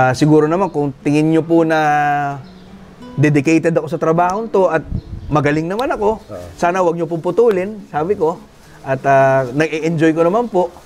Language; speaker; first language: Filipino; native; Filipino